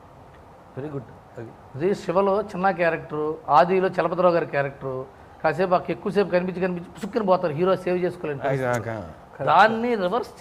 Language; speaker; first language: Telugu; native; Telugu